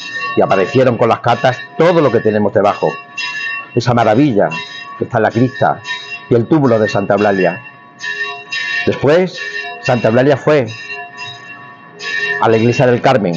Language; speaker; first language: Spanish; native; Spanish